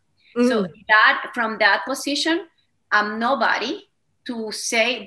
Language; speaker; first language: English; non-native, fluent; Spanish